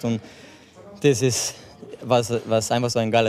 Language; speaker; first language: German; non-native, fluent; Portuguese